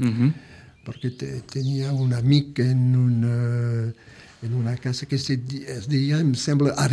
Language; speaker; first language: Catalan; early bilingual, heritage; Catalan